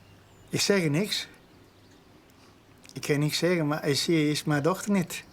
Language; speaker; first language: Dutch; non-native, learner; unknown